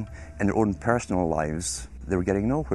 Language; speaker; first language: English; native; English